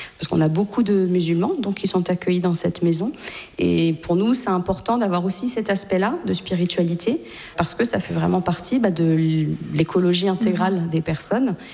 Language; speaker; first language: French; native; French